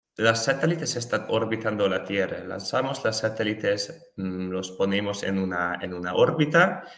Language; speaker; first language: Spanish; non-native, fluent; Hungarian